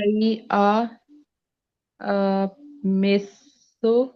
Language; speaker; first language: Italian; non-native, learner; Punjabi